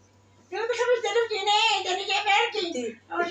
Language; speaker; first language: Arabic; native; Arabic